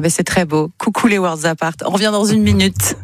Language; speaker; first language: French; native; French